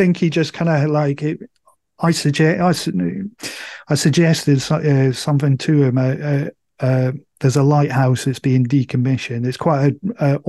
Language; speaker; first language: English; native; English